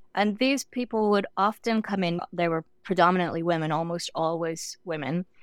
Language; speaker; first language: English; native; English